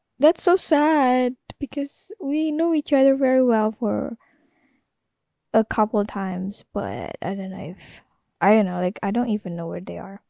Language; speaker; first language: English; non-native, learner; Indonesian